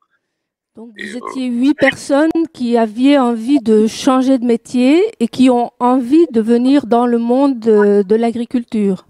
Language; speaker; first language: French; native; French